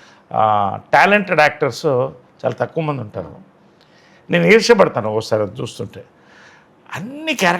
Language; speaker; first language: Telugu; native; Telugu